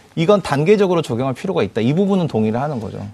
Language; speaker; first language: Korean; native; Korean